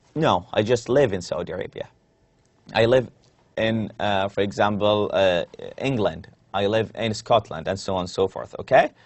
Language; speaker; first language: English; non-native, fluent; Arabic